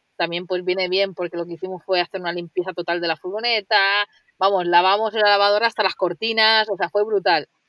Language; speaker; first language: Spanish; native; Spanish